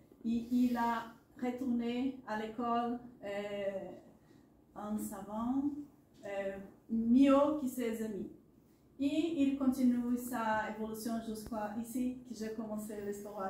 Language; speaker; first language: French; non-native, learner; Portuguese